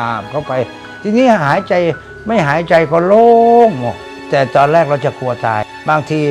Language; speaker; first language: Thai; native; Thai